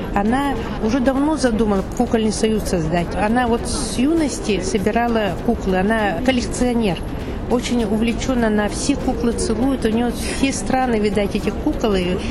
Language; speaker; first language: Russian; non-native, local second language; Yakut